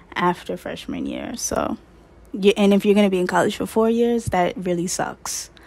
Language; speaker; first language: English; native; English